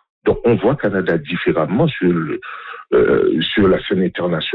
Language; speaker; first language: French; non-native, local second language; Haitian Creole